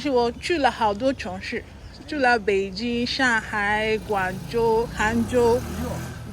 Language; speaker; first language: Chinese; non-native, fluent; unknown